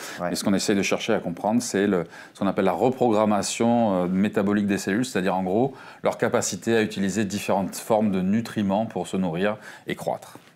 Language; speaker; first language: French; native; French